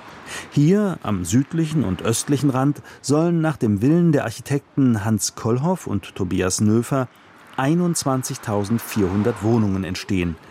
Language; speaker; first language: German; native; German